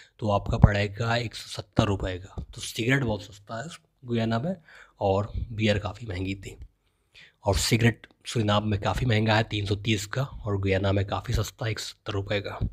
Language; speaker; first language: Hindi; native; Hindi